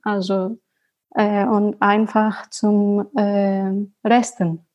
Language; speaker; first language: German; non-native, learner; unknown